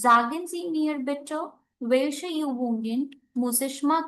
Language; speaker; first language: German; non-native, learner; Hindi